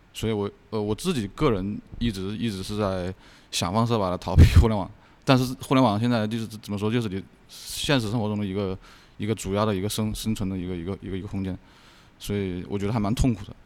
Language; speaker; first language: Chinese; native; Chinese